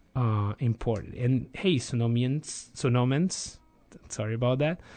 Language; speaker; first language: English; non-native, fluent; Portuguese